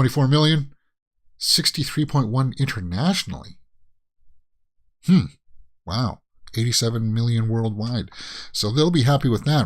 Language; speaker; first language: English; native; English